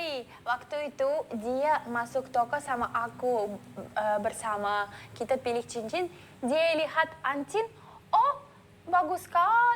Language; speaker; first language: Indonesian; non-native, learner; Russian